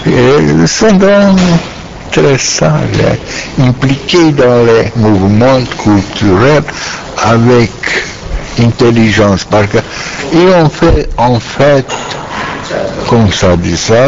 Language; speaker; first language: French; non-native, learner; Romanian